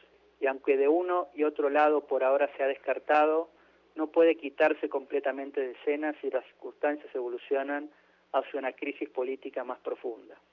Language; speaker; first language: Spanish; native; Spanish